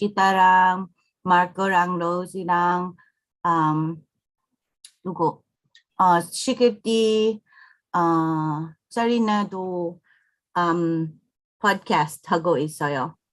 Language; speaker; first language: Korean; non-native, learner; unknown